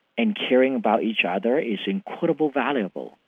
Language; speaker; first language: English; non-native, fluent; Vietnamese